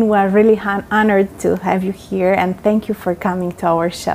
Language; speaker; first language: English; non-native, fluent; Romanian